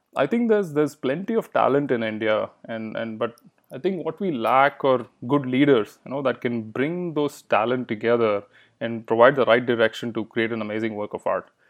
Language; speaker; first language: English; non-native, local second language; Kannada